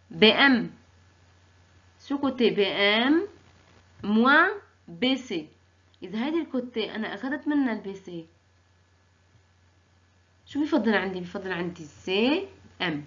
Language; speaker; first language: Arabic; native; Arabic